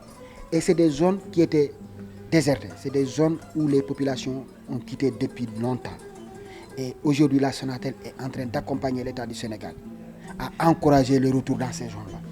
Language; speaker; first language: French; non-native, local second language; Wolof